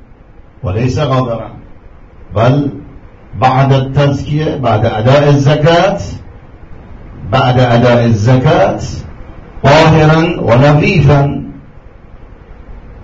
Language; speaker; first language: Arabic; non-native, fluent; Persian